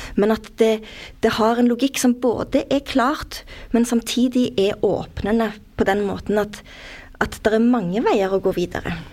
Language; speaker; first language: Norwegian; native; Norwegian